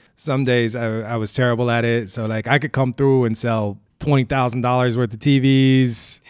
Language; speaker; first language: English; native; English